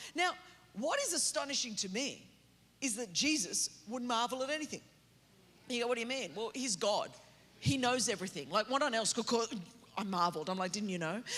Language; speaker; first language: English; native; English